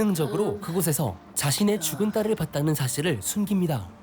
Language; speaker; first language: Korean; native; Korean